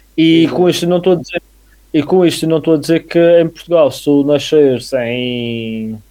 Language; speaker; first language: Portuguese; native; Portuguese